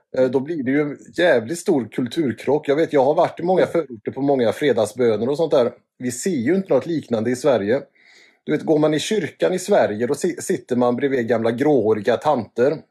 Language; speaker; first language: Swedish; native; Swedish